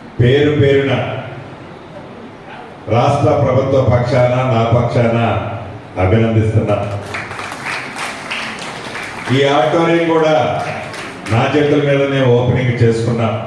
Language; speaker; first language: Telugu; native; Telugu